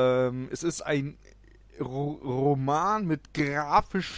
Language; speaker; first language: German; native; German